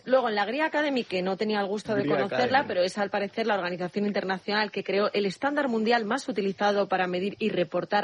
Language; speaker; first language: Spanish; native; Spanish